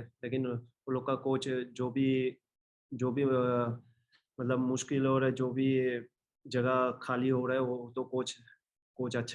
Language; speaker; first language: Hindi; non-native, local second language; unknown